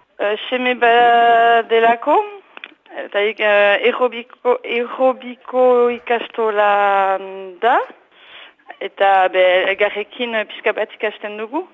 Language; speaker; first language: Basque; non-native, local second language; French